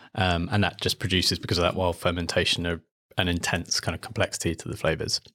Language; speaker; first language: English; native; English